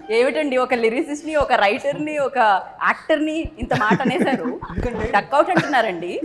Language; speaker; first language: Telugu; native; Telugu